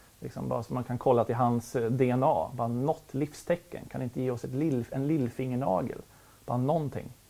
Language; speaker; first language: Swedish; native; Swedish